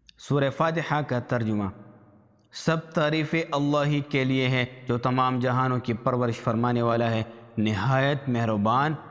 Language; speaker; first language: Urdu; native; Urdu